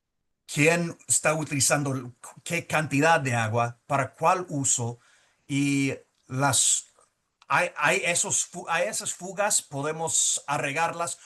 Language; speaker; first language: Spanish; early bilingual, heritage; Spanish